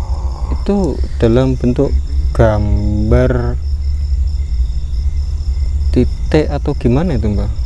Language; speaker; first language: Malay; non-native, local second language; Javanese